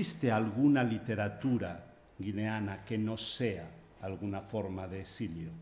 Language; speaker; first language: Spanish; native; Spanish